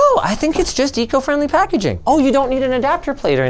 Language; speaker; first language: English; native; English